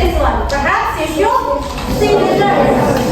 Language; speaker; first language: English; non-native, learner; Indonesian